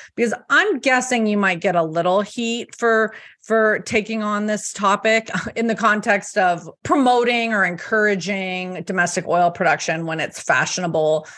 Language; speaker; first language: English; native; English